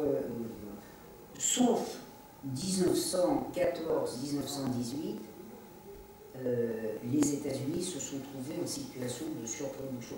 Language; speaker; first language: French; native; French